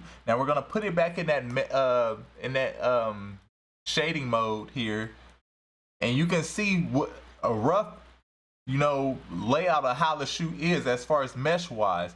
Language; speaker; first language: English; native; English